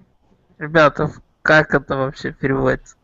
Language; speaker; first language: Russian; non-native, local second language; Romanian